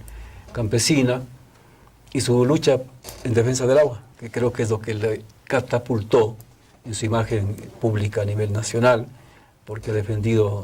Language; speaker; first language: Spanish; native; Spanish